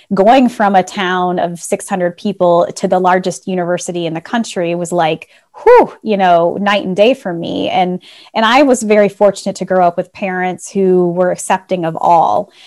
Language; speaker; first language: English; native; English